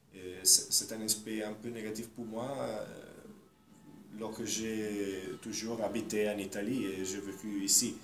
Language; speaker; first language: French; non-native, fluent; Italian